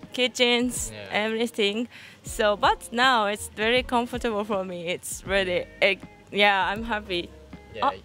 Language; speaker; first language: English; non-native, fluent; Japanese